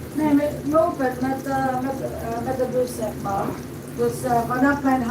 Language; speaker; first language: Dutch; non-native, learner; Filipino